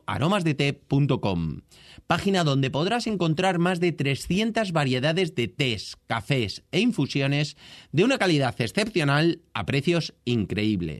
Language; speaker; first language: Spanish; native; Spanish